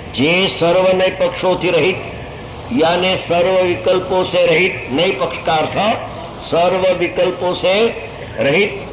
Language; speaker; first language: Hindi; non-native, local second language; Gujarati